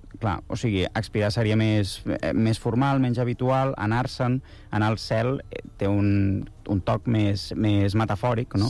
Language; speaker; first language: Catalan; native; Catalan